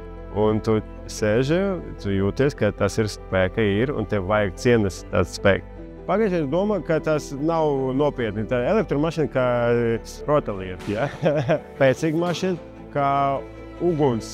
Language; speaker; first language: Latvian; non-native, local second language; Russian